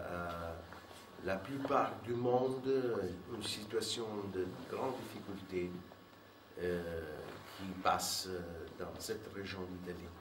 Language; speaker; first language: French; non-native, fluent; Italian